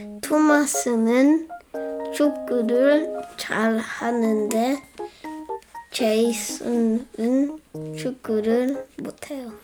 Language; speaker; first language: Korean; early bilingual, heritage; English